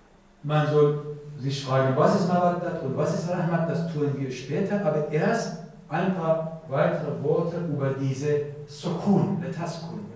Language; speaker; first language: German; non-native, learner; Persian